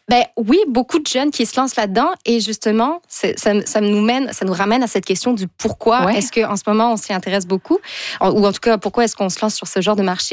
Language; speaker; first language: French; native; French